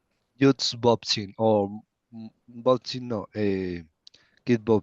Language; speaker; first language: English; non-native, learner; Spanish